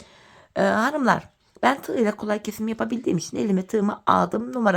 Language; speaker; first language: Turkish; native; Turkish